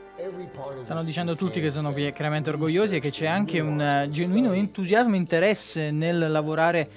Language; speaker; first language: Italian; native; Italian